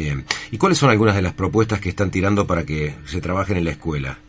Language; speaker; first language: Spanish; native; Spanish